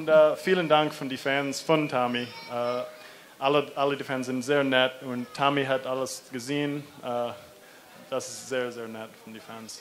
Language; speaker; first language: German; non-native, learner; English